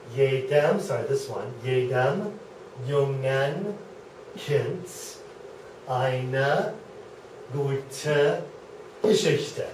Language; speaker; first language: German; non-native, fluent; English